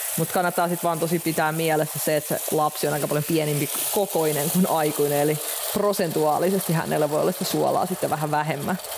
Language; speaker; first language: Finnish; non-native, fluent; Russian